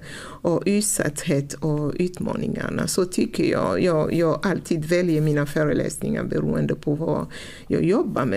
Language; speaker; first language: Swedish; non-native, fluent; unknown